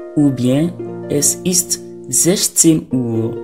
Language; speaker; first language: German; non-native, fluent; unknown